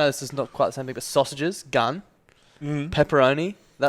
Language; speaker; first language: English; native; English